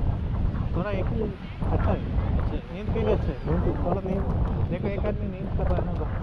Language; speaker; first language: Hindi; non-native, local second language; Malayalam